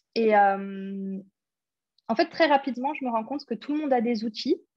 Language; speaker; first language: French; early bilingual, other home language; English